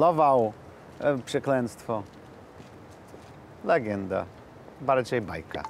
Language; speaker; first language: Polish; non-native, learner; English